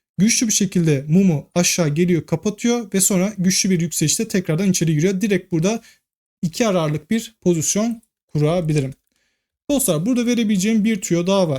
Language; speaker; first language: Turkish; native; Turkish